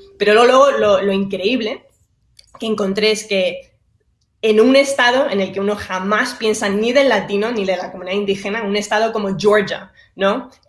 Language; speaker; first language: Spanish; early bilingual, heritage; Spanish